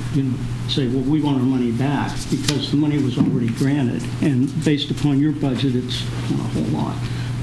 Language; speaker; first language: English; native; English